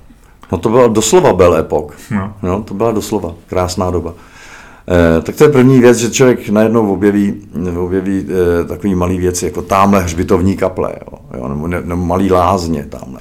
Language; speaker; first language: Czech; native; Czech